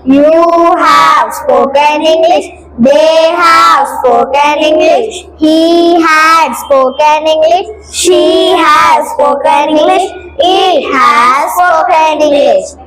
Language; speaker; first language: English; non-native, learner; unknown